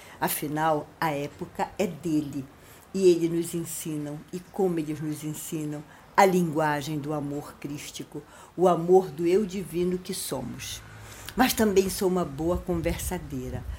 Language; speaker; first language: Portuguese; native; Portuguese